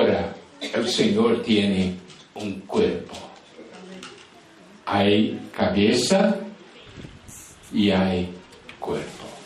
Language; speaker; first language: Spanish; non-native, fluent; Portuguese